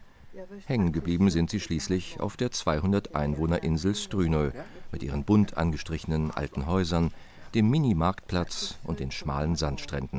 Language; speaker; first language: German; native; German